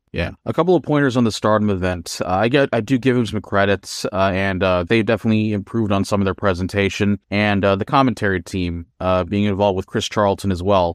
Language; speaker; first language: English; non-native, local second language; Filipino